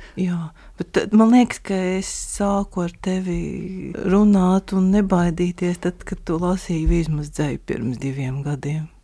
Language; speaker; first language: Latvian; native; Latvian